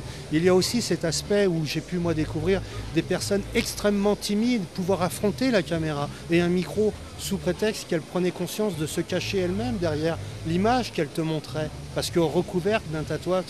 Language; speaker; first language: French; native; French